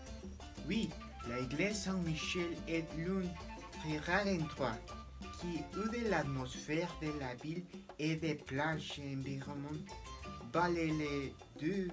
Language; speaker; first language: French; non-native, learner; Spanish